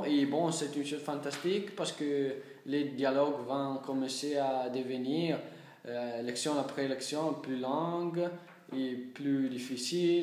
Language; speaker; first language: French; non-native, learner; Italian